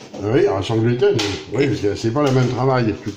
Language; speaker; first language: French; native; French